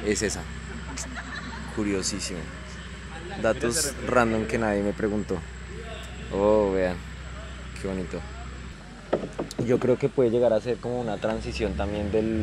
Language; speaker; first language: Spanish; native; Spanish